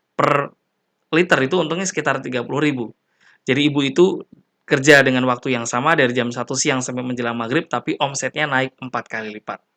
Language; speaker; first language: Indonesian; native; Indonesian